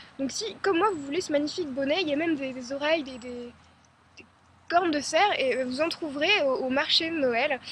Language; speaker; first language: French; native; French